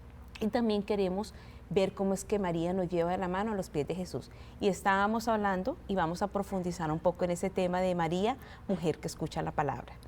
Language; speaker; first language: Spanish; native; Spanish